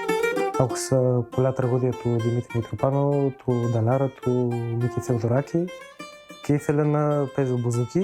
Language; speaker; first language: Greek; non-native, learner; Bulgarian